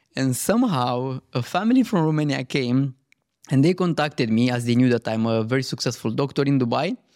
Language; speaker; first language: English; non-native, fluent; Romanian